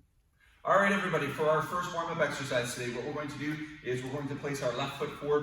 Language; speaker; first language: English; native; English